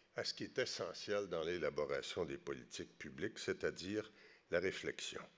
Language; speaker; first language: French; native; French